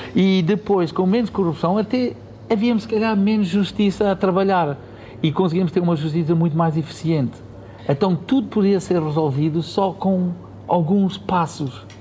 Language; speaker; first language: Portuguese; early bilingual, heritage; Portuguese